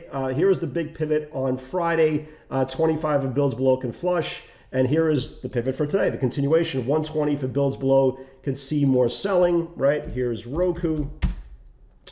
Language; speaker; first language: English; native; English